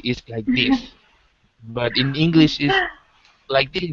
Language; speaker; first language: English; non-native, learner; Spanish